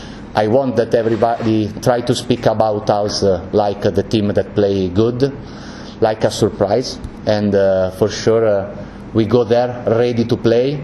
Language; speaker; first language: English; non-native, learner; Italian